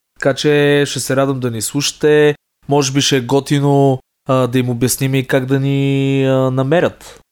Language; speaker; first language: Bulgarian; native; Bulgarian